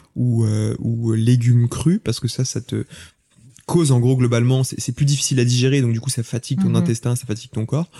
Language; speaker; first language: French; native; French